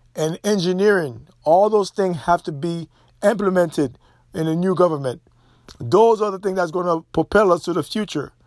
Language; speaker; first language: English; non-native, fluent; Haitian Creole